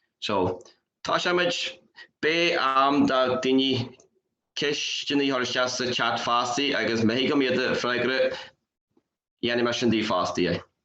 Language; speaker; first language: Irish; native; Irish